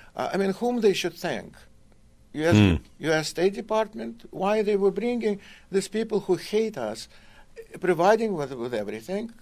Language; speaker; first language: English; non-native, fluent; Russian